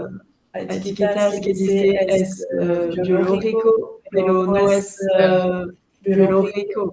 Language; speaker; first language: Spanish; non-native, learner; French